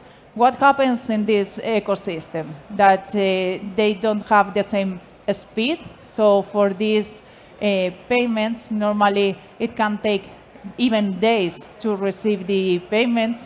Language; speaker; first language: English; non-native, fluent; Spanish